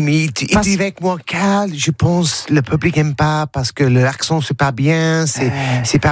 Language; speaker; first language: French; non-native, learner; English